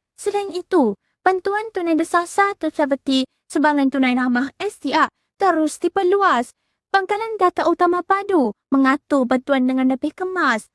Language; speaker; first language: Malay; native; Malay